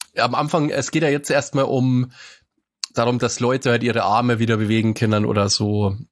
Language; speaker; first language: German; native; German